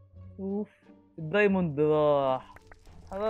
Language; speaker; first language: Arabic; native; Arabic